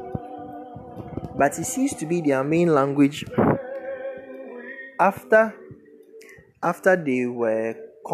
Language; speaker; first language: English; non-native, local second language; Akan